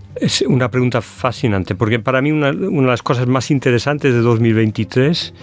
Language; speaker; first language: Spanish; non-native, fluent; English